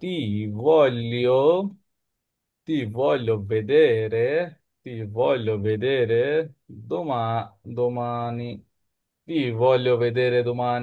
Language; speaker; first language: Italian; non-native, fluent; Bangla